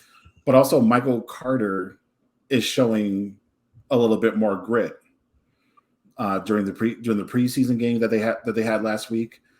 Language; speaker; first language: English; native; English